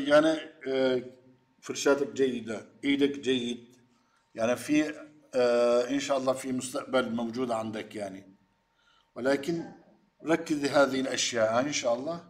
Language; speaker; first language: Arabic; non-native, learner; Turkish